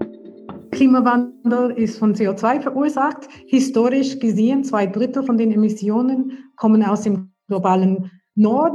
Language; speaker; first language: German; non-native, fluent; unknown